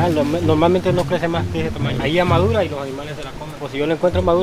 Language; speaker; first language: Spanish; native; Spanish